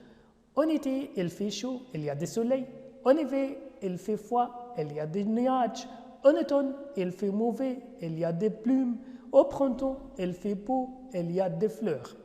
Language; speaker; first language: French; non-native, fluent; Arabic